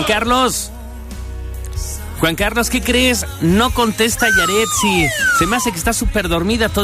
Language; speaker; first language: Spanish; native; Spanish